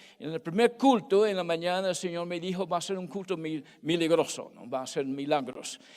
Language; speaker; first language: Spanish; non-native, fluent; English